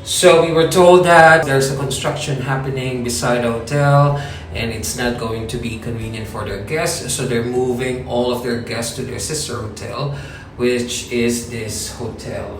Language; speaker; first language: English; non-native, local second language; Filipino